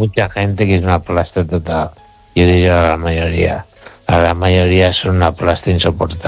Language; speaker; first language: Spanish; native; Spanish